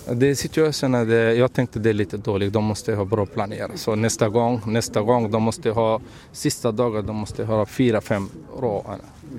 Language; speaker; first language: Swedish; non-native, learner; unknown